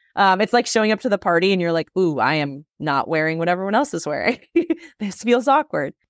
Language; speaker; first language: English; native; English